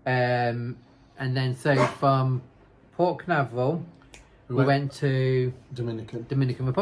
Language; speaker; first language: English; native; English